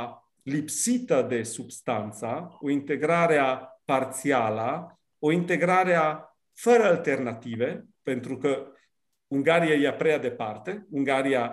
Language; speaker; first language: Romanian; non-native, fluent; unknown